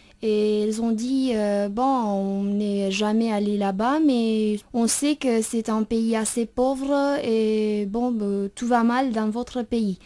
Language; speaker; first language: French; non-native, fluent; Romanian